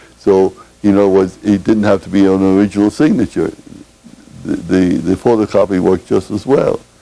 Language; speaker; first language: English; native; English